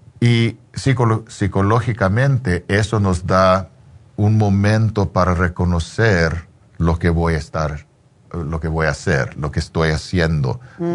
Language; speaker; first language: Spanish; early bilingual, heritage; English